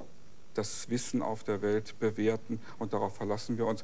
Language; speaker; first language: German; native; German